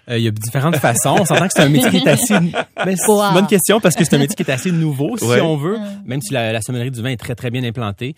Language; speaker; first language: French; native; French